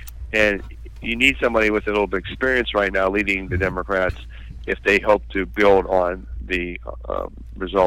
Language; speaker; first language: English; native; English